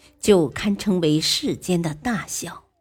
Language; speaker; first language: Chinese; native; Chinese